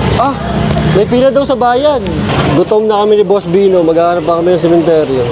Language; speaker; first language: Filipino; native; Filipino